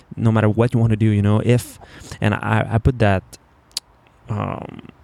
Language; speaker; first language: English; non-native, fluent; French